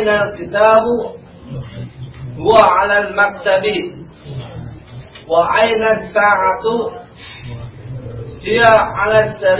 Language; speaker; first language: Arabic; non-native, learner; Indonesian